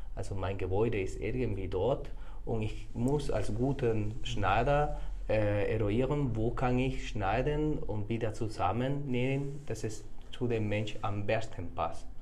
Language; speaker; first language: German; non-native, fluent; Spanish